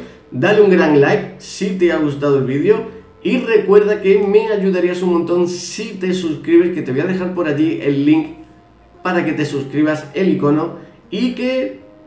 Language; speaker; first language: Spanish; native; Spanish